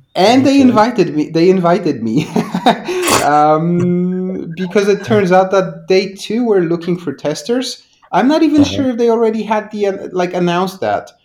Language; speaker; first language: English; non-native, fluent; Polish